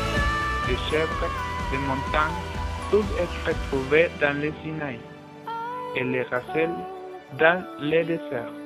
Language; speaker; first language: French; non-native, learner; Spanish